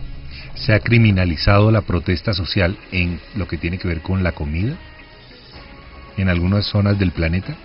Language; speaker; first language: Spanish; native; Spanish